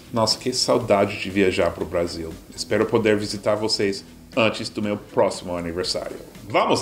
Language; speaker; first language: Portuguese; non-native, fluent; English